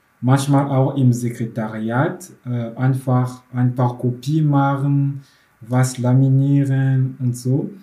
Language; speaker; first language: German; non-native, fluent; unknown